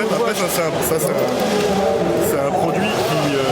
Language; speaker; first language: French; native; French